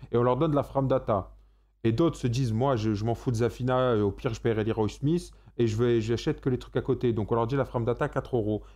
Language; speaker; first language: French; native; French